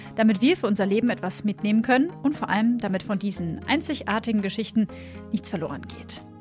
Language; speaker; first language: German; native; German